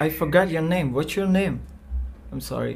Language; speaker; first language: English; non-native, learner; Indonesian